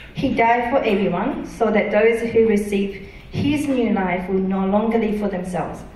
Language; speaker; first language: English; non-native, fluent; Japanese